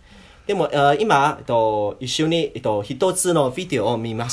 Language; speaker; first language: Japanese; non-native, learner; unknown